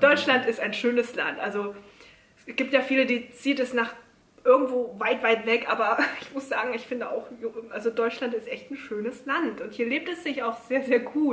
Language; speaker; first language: German; native; German